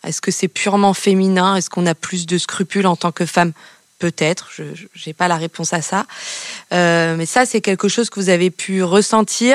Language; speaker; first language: French; native; French